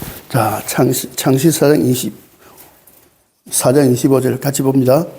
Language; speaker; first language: Korean; native; Korean